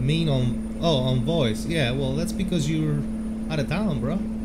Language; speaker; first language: English; early bilingual, other home language; Italian